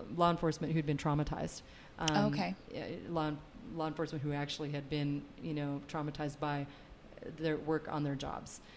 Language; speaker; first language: English; native; English